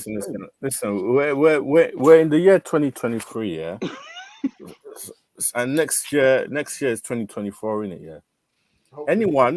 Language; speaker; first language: English; native; English